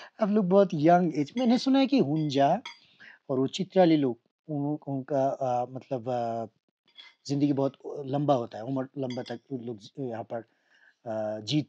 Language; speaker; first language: Hindi; non-native, fluent; Bangla